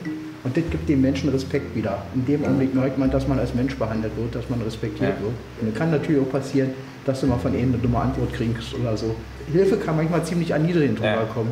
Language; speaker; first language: German; native; German